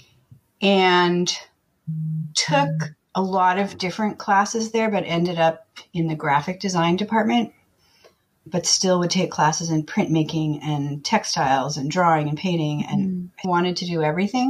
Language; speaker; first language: English; native; English